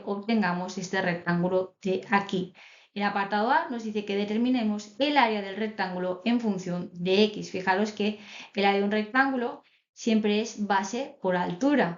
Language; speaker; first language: Spanish; native; Spanish